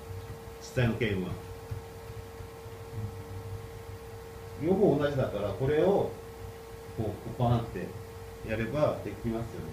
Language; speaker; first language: Japanese; non-native, fluent; Korean